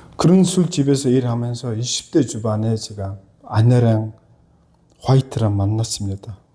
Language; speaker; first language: Korean; non-native, fluent; Mongolian